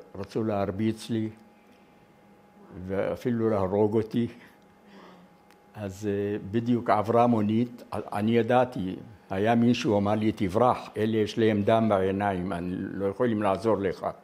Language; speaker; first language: Hebrew; non-native, fluent; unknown